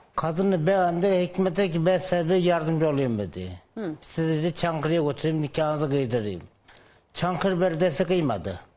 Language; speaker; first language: Turkish; native; Turkish